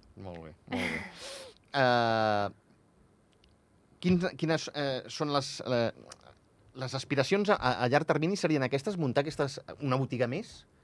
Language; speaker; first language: Catalan; native; Catalan